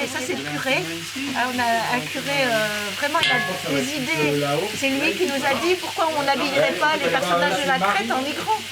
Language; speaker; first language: French; native; French